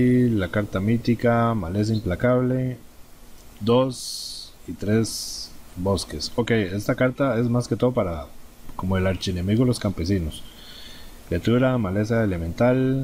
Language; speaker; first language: Spanish; native; Spanish